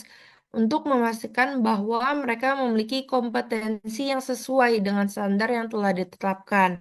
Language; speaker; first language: Indonesian; native; Indonesian